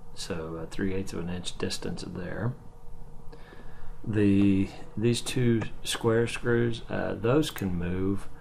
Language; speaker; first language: English; native; English